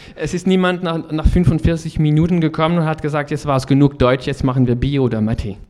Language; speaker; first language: German; non-native, fluent; French